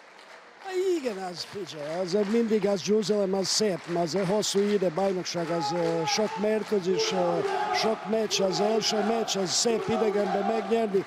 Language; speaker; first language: Hungarian; non-native, learner; Russian